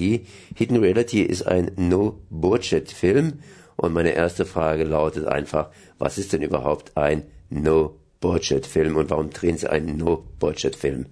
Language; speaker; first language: German; native; German